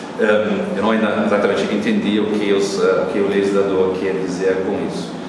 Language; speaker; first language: Portuguese; non-native, fluent; German